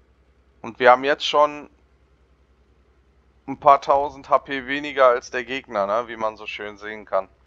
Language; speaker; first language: German; native; German